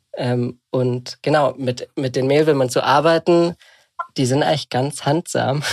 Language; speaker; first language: German; native; German